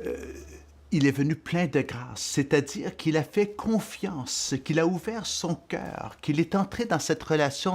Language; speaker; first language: French; native; French